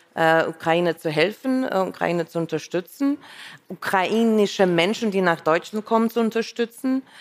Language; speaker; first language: German; non-native, fluent; Russian